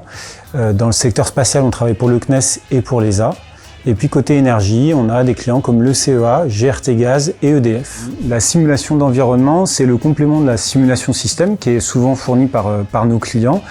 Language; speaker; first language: French; native; French